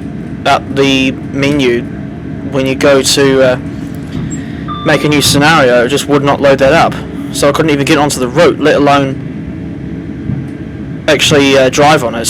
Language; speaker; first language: English; native; English